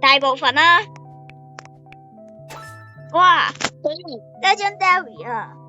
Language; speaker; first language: Chinese; early bilingual, heritage; Cantonese